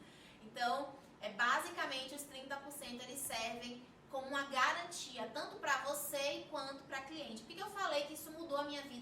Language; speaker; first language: Portuguese; native; Portuguese